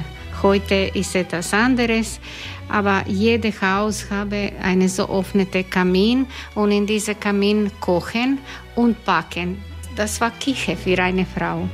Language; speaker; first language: German; non-native, learner; Croatian